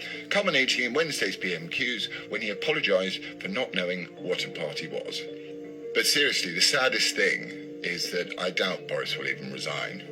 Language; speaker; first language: English; native; English